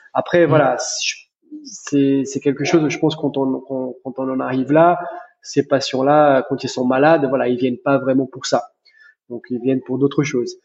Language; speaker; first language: French; non-native, fluent; Portuguese